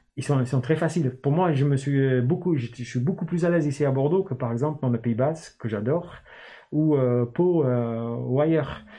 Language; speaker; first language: French; non-native, fluent; English